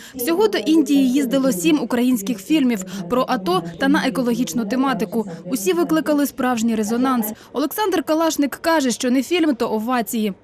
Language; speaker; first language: Ukrainian; native; Ukrainian